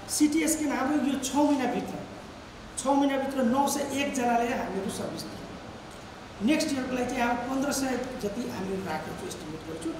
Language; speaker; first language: Nepali; native; Nepali